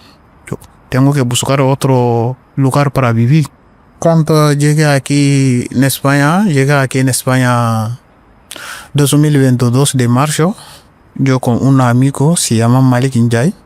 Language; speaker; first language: Spanish; non-native, learner; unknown